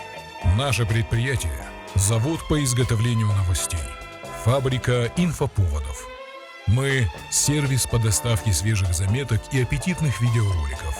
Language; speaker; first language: Russian; native; Russian